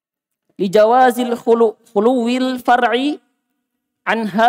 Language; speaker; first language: Arabic; non-native, learner; Indonesian